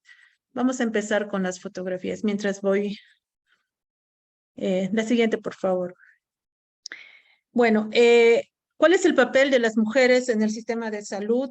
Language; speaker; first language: Spanish; native; Spanish